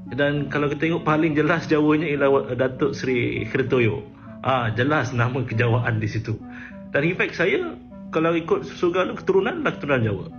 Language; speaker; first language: Malay; native; Malay